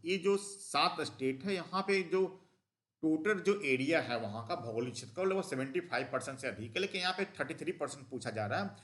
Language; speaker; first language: Hindi; native; Hindi